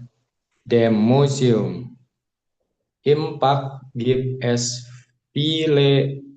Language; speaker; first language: German; non-native, learner; Indonesian